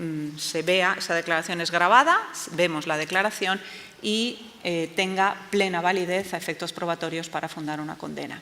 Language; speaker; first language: Spanish; native; Spanish